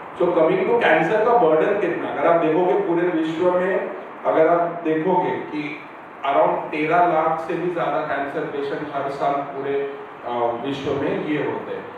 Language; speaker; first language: Hindi; non-native, local second language; Marathi